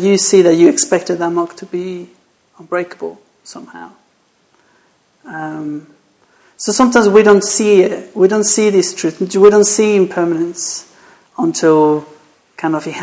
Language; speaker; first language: English; non-native, fluent; Spanish